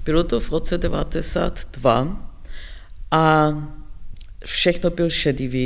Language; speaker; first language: Czech; non-native, learner; German